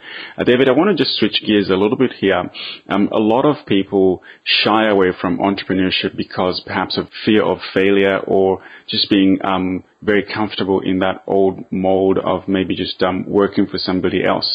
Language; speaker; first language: English; non-native, local second language; Bemba